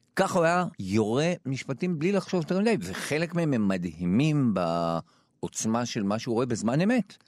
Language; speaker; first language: Hebrew; native; Hebrew